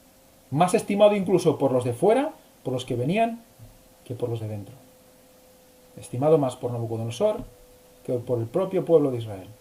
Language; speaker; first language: Spanish; native; Spanish